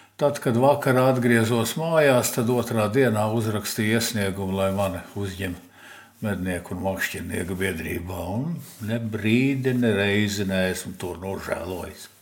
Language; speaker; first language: Latvian; native; Latvian